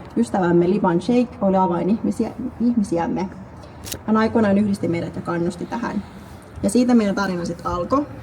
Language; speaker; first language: Finnish; early bilingual, other home language; Vietnamese